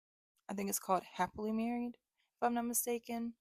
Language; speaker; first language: English; native; English